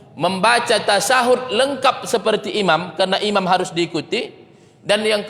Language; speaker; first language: Indonesian; native; Indonesian